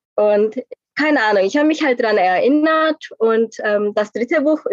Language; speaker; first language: German; non-native, fluent; Korean